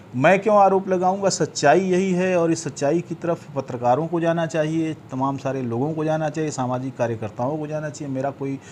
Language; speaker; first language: Hindi; native; Hindi